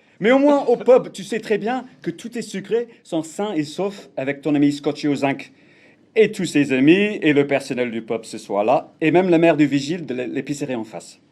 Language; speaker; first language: French; non-native, fluent; English